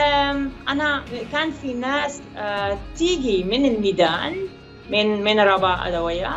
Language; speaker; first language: Arabic; non-native, fluent; Dutch